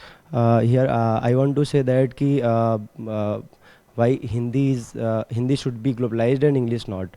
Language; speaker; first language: English; non-native, learner; Hindi